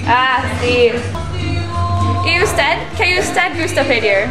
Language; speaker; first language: Spanish; non-native, learner; English